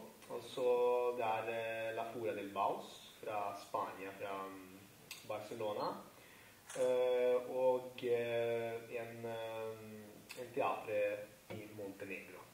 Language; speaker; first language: Norwegian; non-native, fluent; Italian